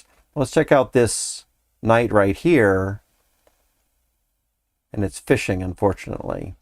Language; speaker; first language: English; native; English